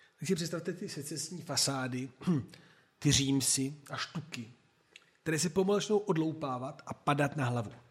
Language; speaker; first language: Czech; non-native, fluent; Italian